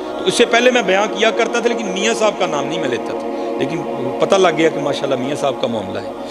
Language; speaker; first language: Urdu; non-native, local second language; Punjabi